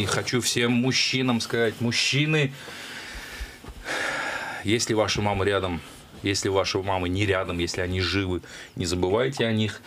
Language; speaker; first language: Russian; non-native, local second language; Azerbaijani